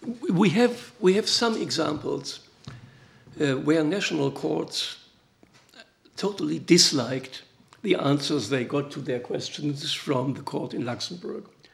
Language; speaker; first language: English; non-native, fluent; German